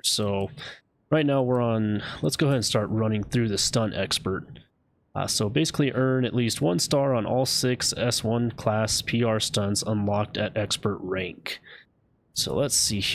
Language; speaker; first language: English; native; English